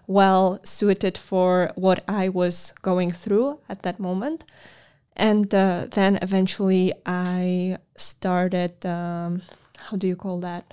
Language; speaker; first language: English; non-native, fluent; Polish